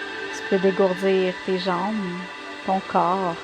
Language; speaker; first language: French; native; French